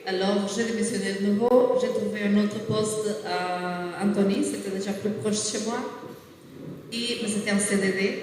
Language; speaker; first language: French; non-native, fluent; Portuguese